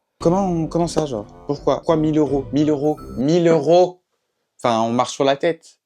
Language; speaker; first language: French; native; French